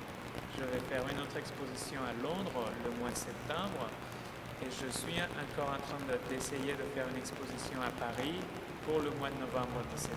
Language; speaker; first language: French; non-native, fluent; Spanish